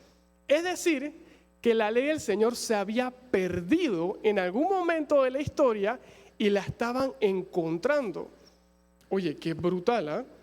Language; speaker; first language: Spanish; native; Spanish